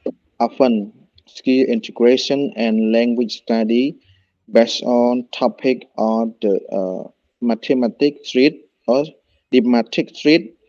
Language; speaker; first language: English; non-native, learner; Khmer